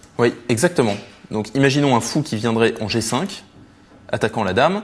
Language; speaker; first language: French; native; French